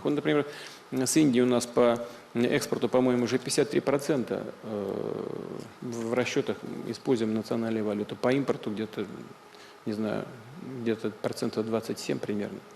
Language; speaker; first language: Russian; native; Russian